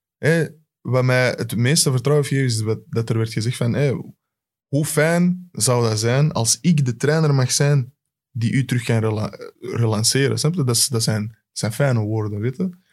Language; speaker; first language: Dutch; native; Dutch